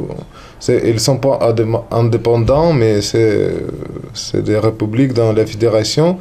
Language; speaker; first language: French; non-native, learner; Russian